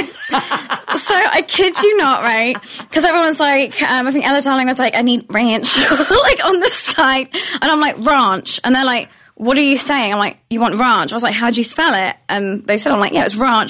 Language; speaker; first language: English; native; English